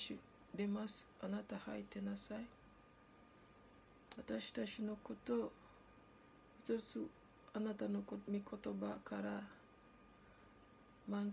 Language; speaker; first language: Japanese; non-native, learner; Ganda